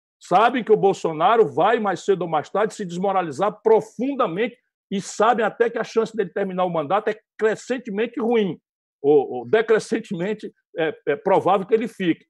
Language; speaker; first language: Portuguese; native; Portuguese